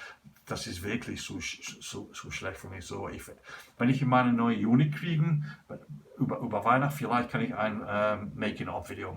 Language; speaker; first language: German; non-native, learner; English